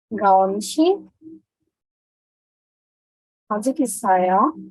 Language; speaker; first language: Korean; non-native, fluent; Indonesian